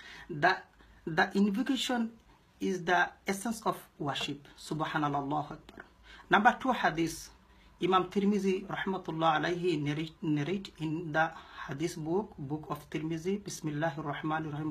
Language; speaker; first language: English; non-native, local second language; Bangla